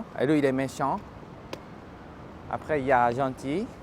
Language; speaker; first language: French; non-native, fluent; Japanese